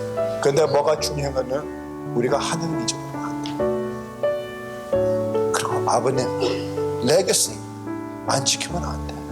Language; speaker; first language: Korean; early bilingual, heritage; Korean